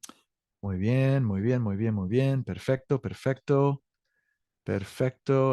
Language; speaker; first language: Spanish; non-native, learner; English